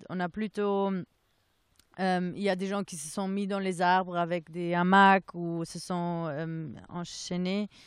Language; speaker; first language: French; non-native, fluent; German